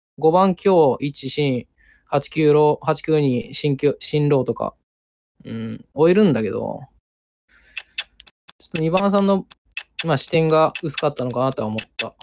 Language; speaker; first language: Japanese; native; Japanese